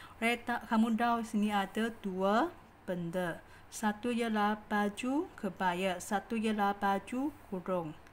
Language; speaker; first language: Malay; non-native, local second language; Chinese